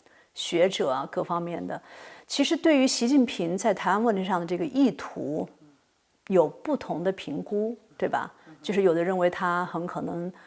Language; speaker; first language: Chinese; native; Chinese